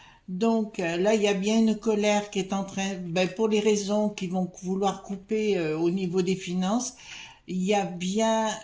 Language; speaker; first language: French; native; French